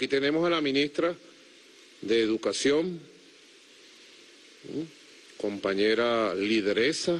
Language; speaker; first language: Spanish; native; Spanish